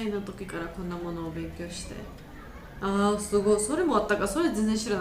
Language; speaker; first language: Japanese; non-native, learner; Georgian